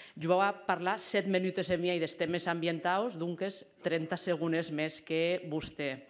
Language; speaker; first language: Catalan; native; Catalan